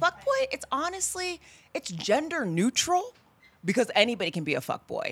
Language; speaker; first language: English; native; English